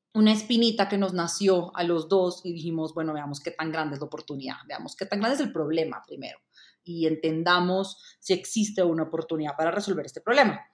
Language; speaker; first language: Spanish; native; Spanish